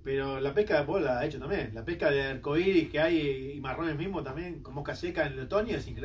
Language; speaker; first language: Spanish; native; Spanish